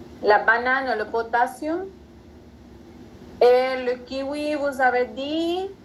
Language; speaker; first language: French; non-native, fluent; Spanish